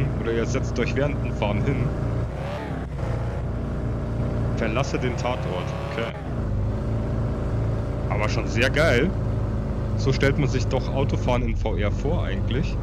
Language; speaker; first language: German; native; German